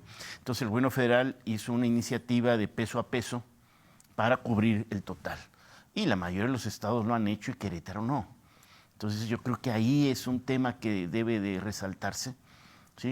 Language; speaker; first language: Spanish; native; Spanish